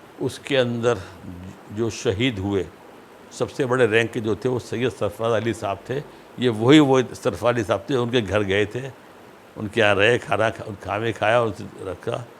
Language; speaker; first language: Urdu; native; Urdu